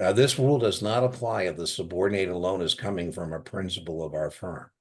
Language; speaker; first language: English; native; English